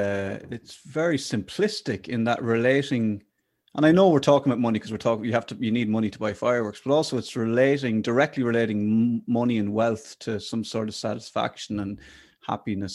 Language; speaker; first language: English; native; English